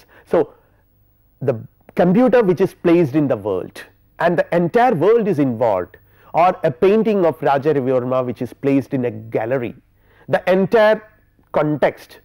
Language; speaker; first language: English; non-native, local second language; Malayalam